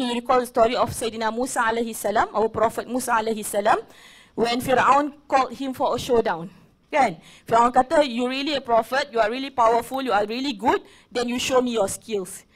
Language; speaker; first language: English; non-native, local second language; Malay